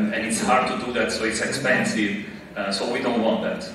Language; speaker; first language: English; non-native, fluent; Italian